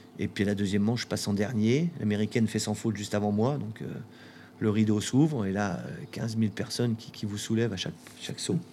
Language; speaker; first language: French; native; French